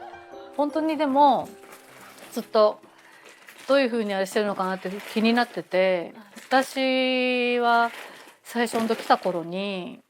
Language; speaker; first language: Japanese; native; Japanese